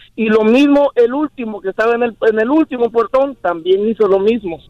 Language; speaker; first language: Spanish; native; Spanish